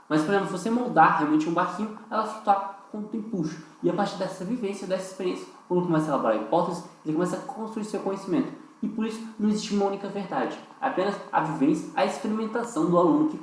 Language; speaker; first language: Portuguese; native; Portuguese